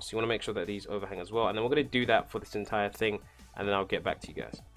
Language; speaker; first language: English; native; English